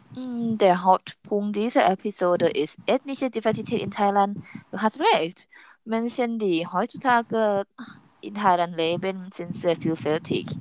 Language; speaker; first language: German; non-native, learner; Thai